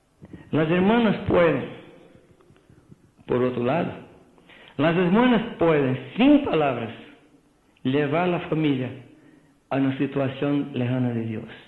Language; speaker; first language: Spanish; non-native, fluent; Portuguese